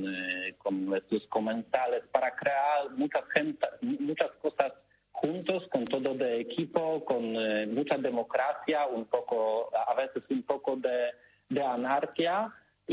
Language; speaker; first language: Spanish; non-native, learner; Polish